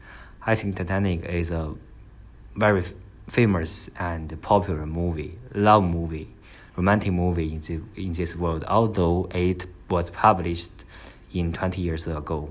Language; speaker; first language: English; non-native, learner; Chinese